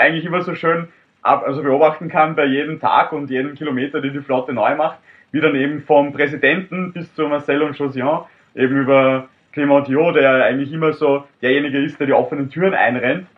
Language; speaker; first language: German; native; German